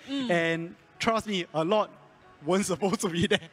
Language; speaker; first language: English; non-native, local second language; Chinese